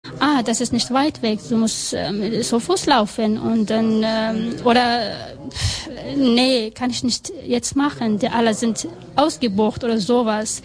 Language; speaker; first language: German; non-native, learner; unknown